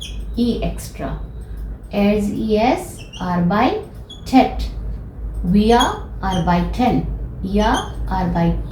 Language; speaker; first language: German; non-native, fluent; Hindi